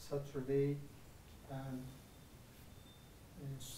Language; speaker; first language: English; non-native, learner; Turkish